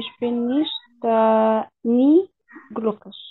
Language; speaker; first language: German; non-native, learner; Arabic